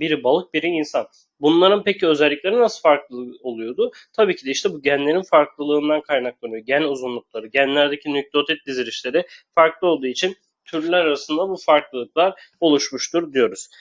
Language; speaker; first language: Turkish; native; Turkish